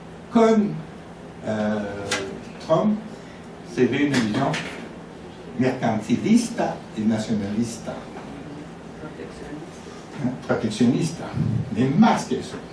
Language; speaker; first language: Spanish; non-native, learner; French